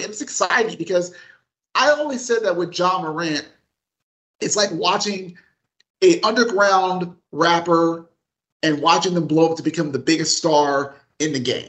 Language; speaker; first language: English; native; English